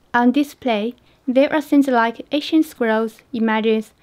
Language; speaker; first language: English; non-native, learner; Chinese